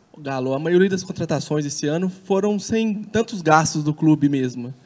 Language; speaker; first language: Portuguese; native; Portuguese